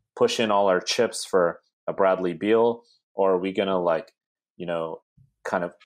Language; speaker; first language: English; native; English